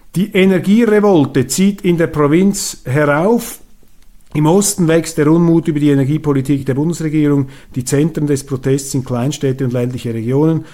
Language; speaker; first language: German; native; German